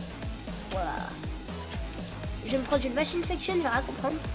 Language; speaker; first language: French; native; French